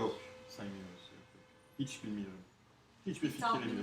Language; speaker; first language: Turkish; non-native, fluent; French